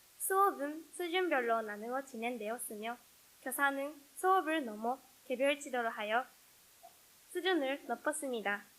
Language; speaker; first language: Korean; non-native, learner; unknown